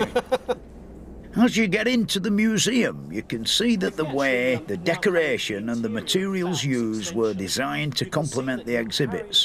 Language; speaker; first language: English; native; English